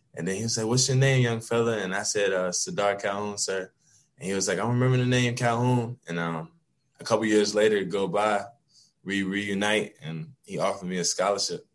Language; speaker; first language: English; native; English